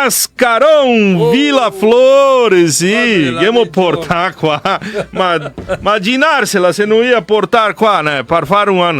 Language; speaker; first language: Italian; early bilingual, heritage; Portuguese